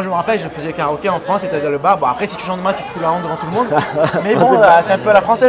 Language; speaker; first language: French; native; French